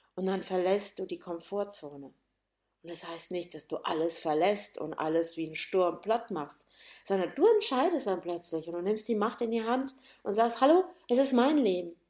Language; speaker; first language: German; native; German